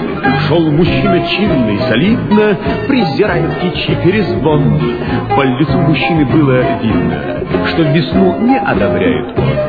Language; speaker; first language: Russian; native; Russian